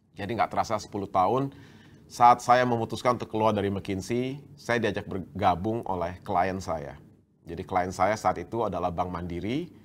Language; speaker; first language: Indonesian; native; Indonesian